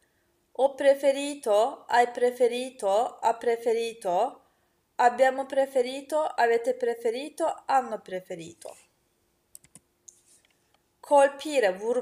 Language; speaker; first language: Italian; non-native, fluent; Turkish